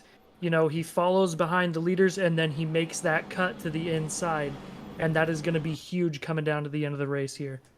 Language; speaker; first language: English; native; English